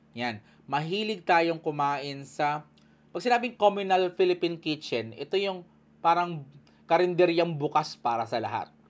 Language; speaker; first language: Filipino; native; Filipino